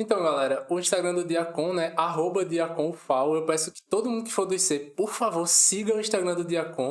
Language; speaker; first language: Portuguese; native; Portuguese